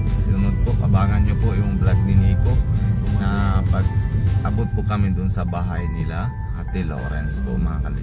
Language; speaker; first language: Filipino; non-native, local second language; Bikol